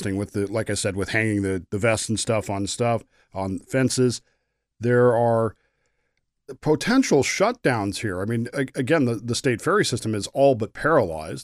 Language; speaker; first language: English; native; English